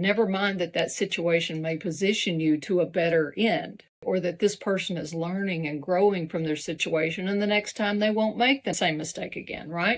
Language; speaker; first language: English; native; English